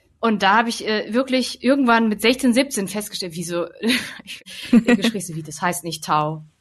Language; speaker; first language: German; native; German